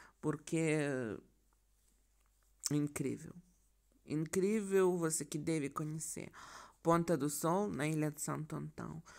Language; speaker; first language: Portuguese; non-native, learner; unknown